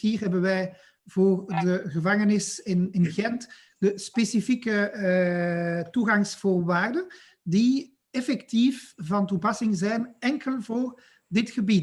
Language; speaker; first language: Dutch; non-native, local second language; French